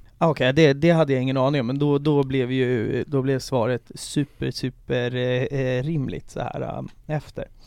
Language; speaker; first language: Swedish; native; Swedish